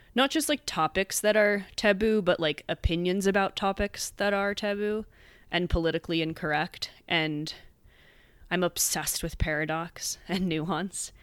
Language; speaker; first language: English; native; English